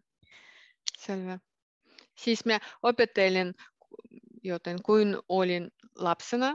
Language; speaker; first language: Finnish; non-native, learner; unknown